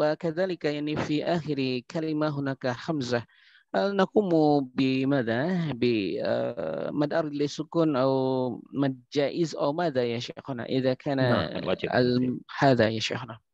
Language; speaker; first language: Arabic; non-native, learner; Indonesian